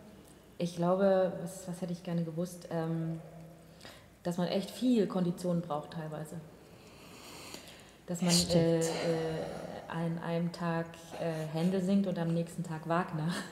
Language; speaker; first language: German; native; German